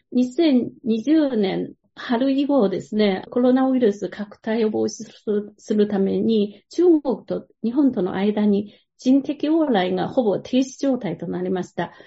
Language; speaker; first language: Japanese; non-native, fluent; Chinese